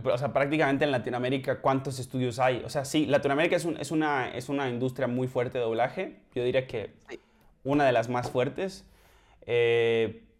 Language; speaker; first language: Spanish; native; Spanish